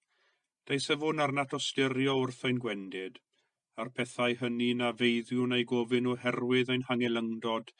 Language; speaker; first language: Welsh; native; Welsh